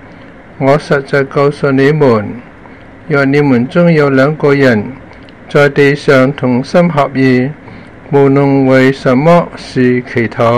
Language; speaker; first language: Chinese; non-native, local second language; Cantonese